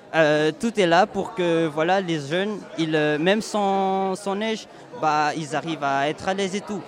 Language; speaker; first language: French; non-native, local second language; Malagasy